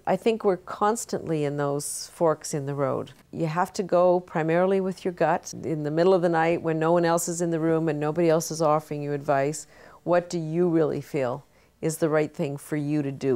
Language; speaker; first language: English; native; English